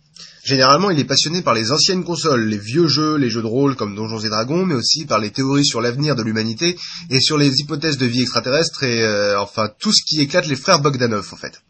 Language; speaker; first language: French; native; French